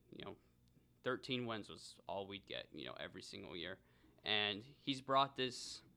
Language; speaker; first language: English; native; English